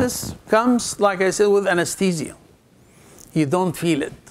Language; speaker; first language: English; non-native, fluent; Arabic